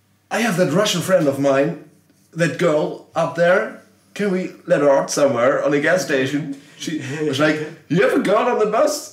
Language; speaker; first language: English; non-native, fluent; German